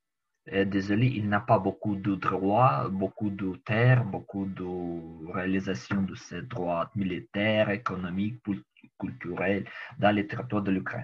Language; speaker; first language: French; non-native, learner; Ukrainian